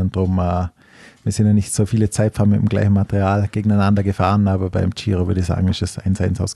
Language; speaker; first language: German; native; German